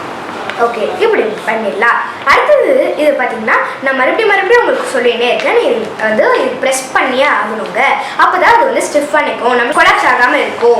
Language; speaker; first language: Tamil; native; Tamil